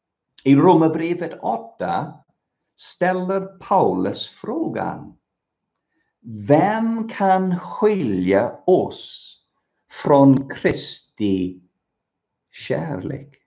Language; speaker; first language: Swedish; non-native, fluent; English